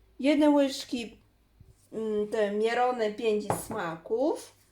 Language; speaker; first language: Polish; non-native, learner; Chinese